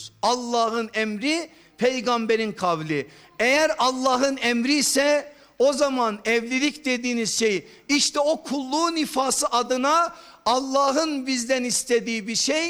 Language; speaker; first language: Turkish; native; Turkish